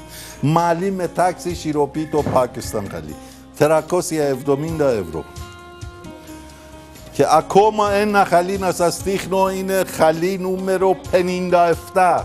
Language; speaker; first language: Greek; non-native, fluent; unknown